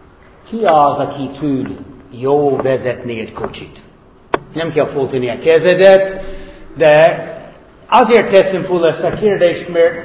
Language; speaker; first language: Hungarian; non-native, fluent; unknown